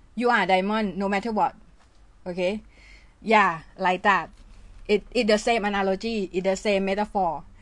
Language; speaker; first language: English; non-native, learner; Thai